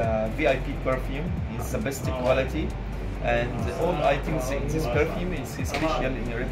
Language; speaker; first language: English; non-native, learner; Arabic